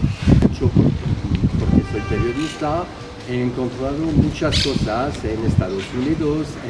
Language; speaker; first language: Spanish; early bilingual, heritage; French